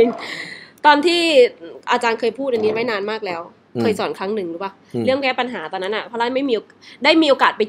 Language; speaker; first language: Thai; native; Thai